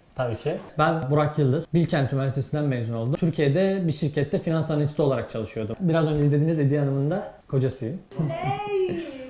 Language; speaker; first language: Turkish; native; Turkish